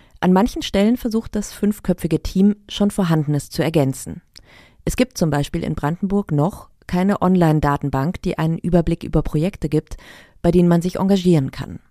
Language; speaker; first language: German; native; German